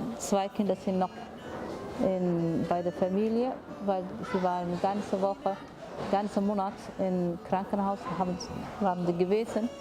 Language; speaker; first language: German; non-native, learner; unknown